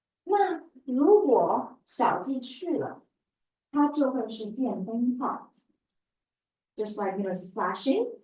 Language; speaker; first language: Chinese; non-native, fluent; English